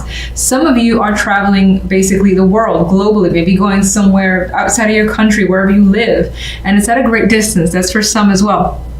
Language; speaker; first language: English; native; English